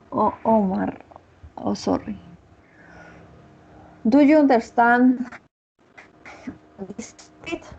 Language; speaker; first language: English; non-native, learner; Spanish